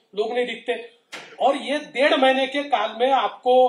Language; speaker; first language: Hindi; non-native, local second language; Marathi